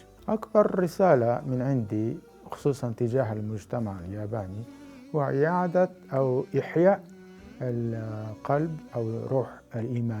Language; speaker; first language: Arabic; non-native, fluent; Japanese